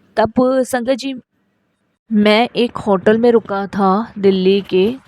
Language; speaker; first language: Hindi; native; Hindi